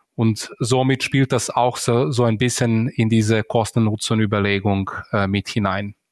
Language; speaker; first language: German; native; German